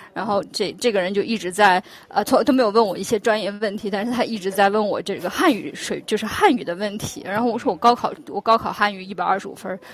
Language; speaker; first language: Chinese; non-native, local second language; Uyghur